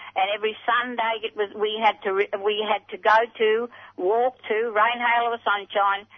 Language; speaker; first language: English; native; English